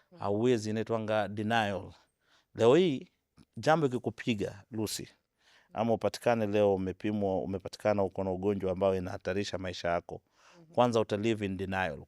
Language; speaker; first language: Swahili; non-native, local second language; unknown